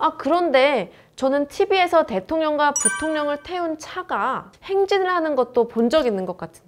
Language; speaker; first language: Korean; native; Korean